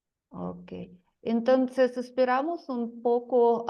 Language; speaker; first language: Spanish; non-native, fluent; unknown